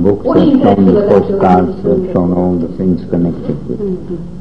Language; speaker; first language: English; non-native, fluent; Russian